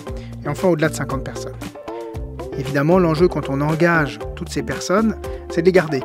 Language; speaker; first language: French; native; French